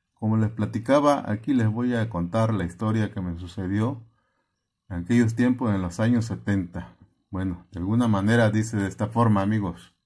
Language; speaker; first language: Spanish; native; Spanish